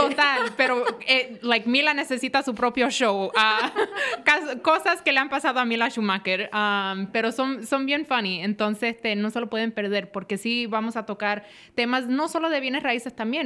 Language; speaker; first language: Spanish; early bilingual, heritage; Spanish